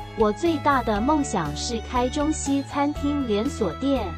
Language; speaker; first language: Chinese; non-native, fluent; Vietnamese